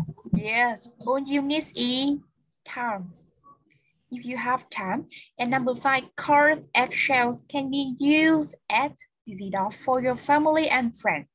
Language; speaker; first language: English; non-native, fluent; Vietnamese